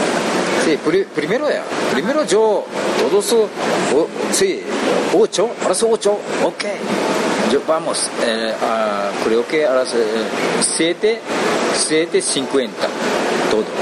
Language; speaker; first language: Spanish; non-native, learner; Japanese